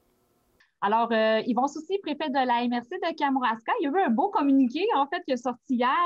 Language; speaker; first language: French; native; French